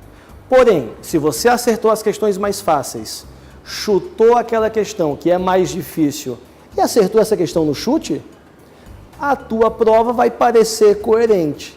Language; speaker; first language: Portuguese; native; Portuguese